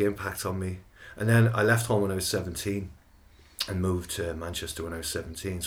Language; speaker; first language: English; native; English